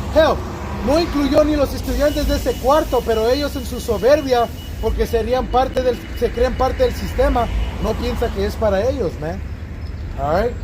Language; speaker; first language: Spanish; early bilingual, other home language; English